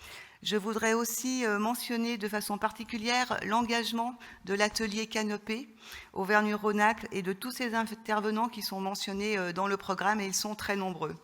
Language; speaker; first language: French; native; French